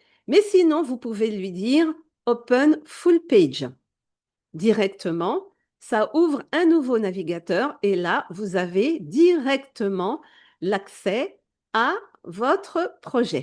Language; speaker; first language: French; native; French